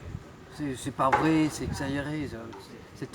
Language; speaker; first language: French; non-native, fluent; Spanish